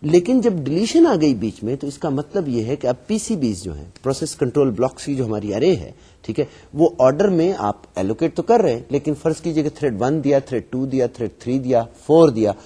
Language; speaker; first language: Urdu; native; Urdu